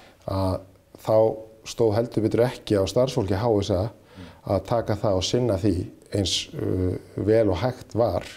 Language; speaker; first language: Icelandic; native; Icelandic